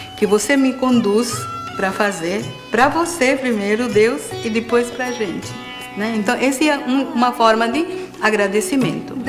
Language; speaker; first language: Portuguese; non-native, fluent; Marathi